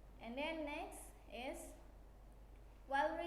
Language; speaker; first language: English; non-native, learner; Indonesian